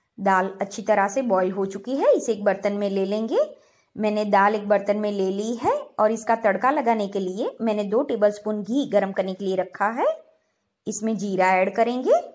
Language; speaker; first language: Hindi; non-native, local second language; Gujarati